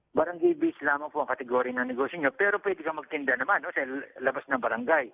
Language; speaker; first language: Filipino; native; Filipino